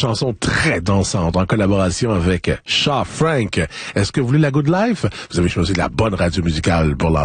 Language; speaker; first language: French; native; French